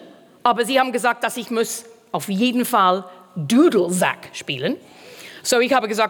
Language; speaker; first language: German; non-native, fluent; English